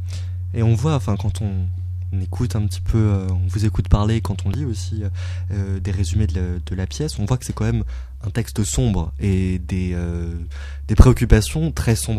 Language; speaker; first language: French; native; French